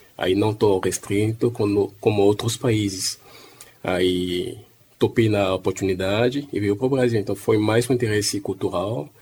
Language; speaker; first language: Portuguese; non-native, fluent; French